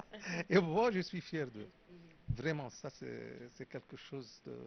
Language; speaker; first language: French; non-native, fluent; Arabic